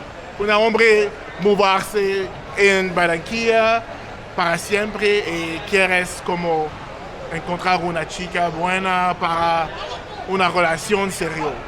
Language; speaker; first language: Spanish; non-native, learner; English